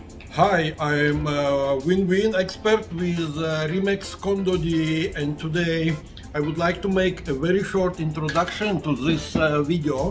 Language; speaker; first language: English; non-native, fluent; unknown